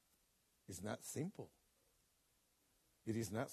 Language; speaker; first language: English; non-native, fluent; Spanish